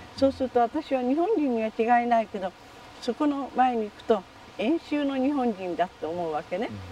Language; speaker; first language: Japanese; early bilingual, other home language; English